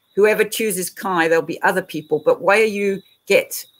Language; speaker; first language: English; native; English